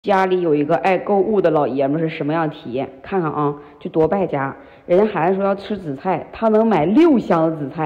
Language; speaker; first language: Chinese; native; Chinese